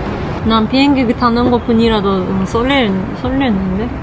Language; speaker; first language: Korean; non-native, fluent; Japanese